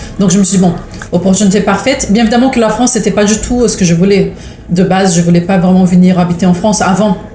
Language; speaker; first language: French; non-native, fluent; Portuguese